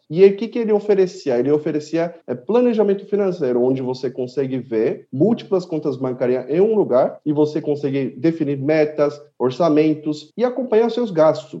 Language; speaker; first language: Portuguese; early bilingual, other home language; Korean